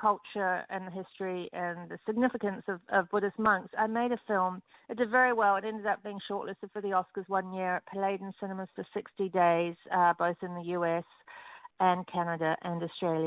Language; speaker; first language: English; native; English